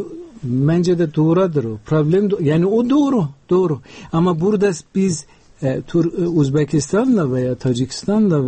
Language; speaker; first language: Turkish; non-native, fluent; Uzbek